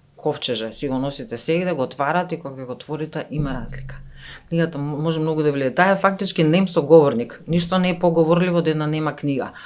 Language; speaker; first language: Macedonian; native; Macedonian